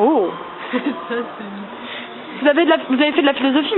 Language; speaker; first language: French; native; French